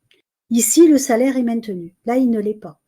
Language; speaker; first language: French; native; French